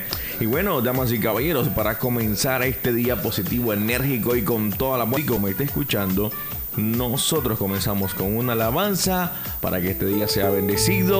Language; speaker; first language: Spanish; native; Spanish